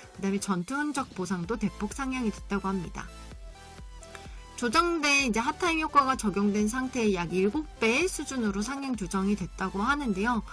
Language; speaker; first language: Korean; native; Korean